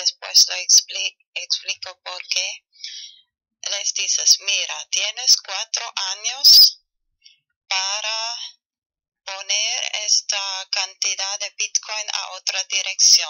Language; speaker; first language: Spanish; non-native, fluent; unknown